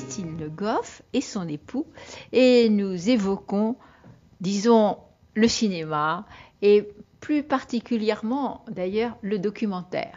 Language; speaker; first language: French; native; French